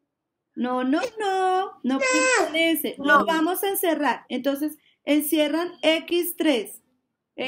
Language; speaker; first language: Spanish; native; Spanish